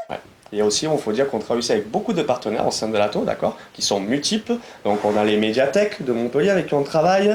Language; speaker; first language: French; native; French